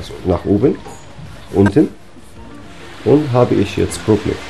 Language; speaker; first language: German; non-native, learner; Arabic